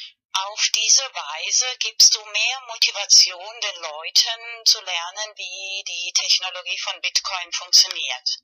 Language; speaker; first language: German; non-native, fluent; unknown